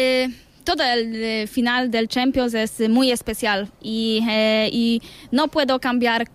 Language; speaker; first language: Spanish; non-native, learner; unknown